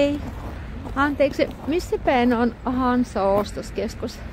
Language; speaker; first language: Finnish; non-native, fluent; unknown